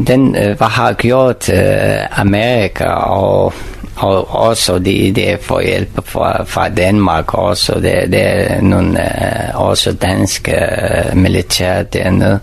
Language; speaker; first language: Danish; non-native, learner; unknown